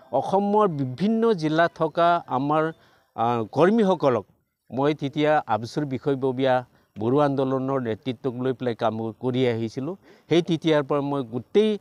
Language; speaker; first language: Assamese; non-native, local second language; Bodo